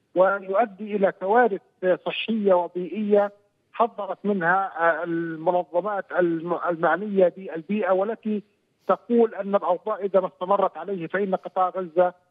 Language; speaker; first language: Arabic; native; Arabic